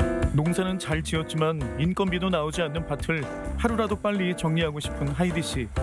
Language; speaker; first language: Korean; native; Korean